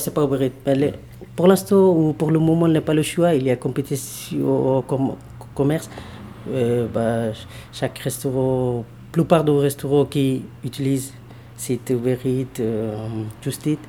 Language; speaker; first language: French; non-native, learner; Bangla